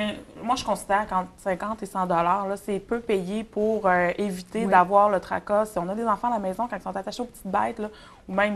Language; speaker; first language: French; native; French